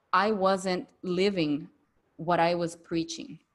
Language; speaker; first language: English; non-native, fluent; Spanish